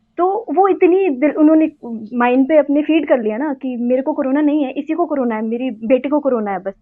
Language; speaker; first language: Hindi; native; Hindi